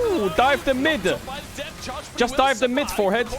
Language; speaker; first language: English; native; English